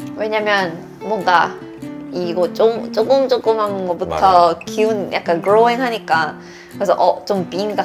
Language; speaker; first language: Korean; non-native, fluent; Swedish